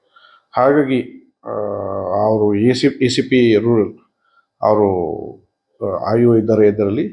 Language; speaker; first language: Kannada; non-native, fluent; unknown